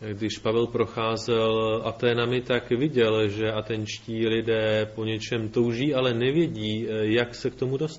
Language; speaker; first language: Czech; native; Czech